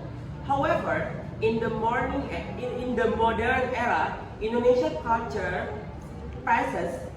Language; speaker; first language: English; non-native, learner; Indonesian